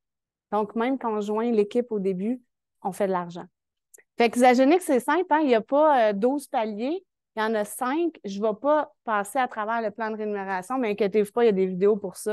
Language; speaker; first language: French; native; French